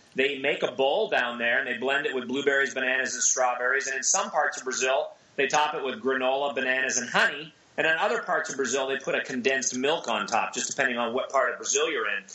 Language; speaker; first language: English; native; English